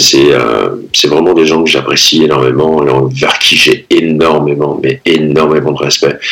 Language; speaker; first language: French; native; French